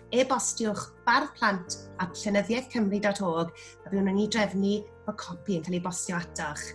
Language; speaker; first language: Welsh; native; Welsh